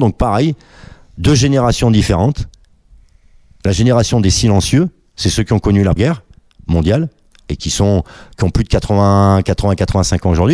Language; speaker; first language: French; native; French